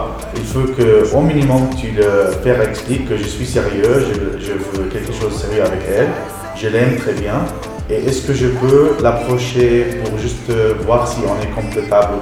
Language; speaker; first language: French; non-native, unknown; Arabic